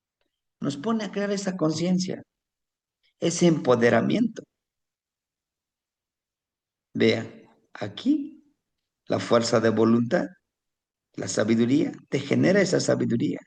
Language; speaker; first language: Spanish; native; Spanish